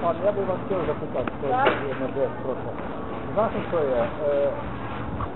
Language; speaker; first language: Polish; non-native, learner; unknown